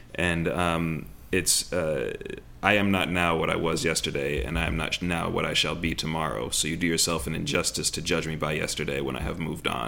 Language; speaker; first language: English; native; English